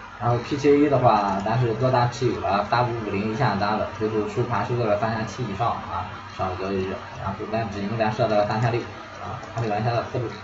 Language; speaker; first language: Chinese; native; Chinese